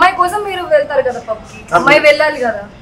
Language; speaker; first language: Telugu; non-native, learner; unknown